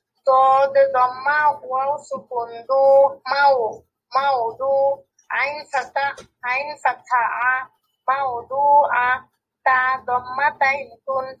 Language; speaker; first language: Arabic; non-native, learner; Bangla